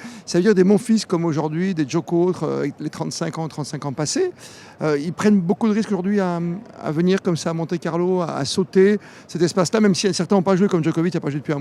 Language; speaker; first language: French; native; French